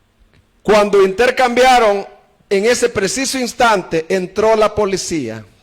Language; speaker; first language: Spanish; native; Spanish